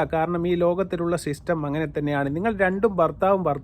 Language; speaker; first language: Malayalam; native; Malayalam